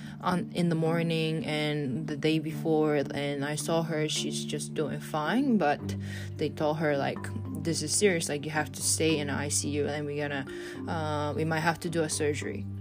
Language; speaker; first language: English; non-native, fluent; Japanese